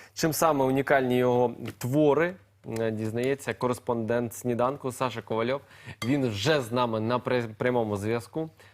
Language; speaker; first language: Ukrainian; native; Ukrainian